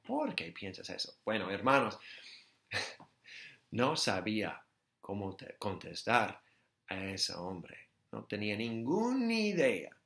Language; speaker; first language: Spanish; non-native, fluent; English